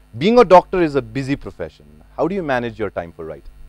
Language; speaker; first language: English; non-native, local second language; Nepali